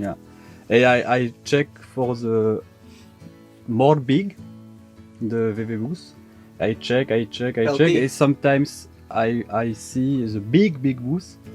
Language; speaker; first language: English; non-native, learner; French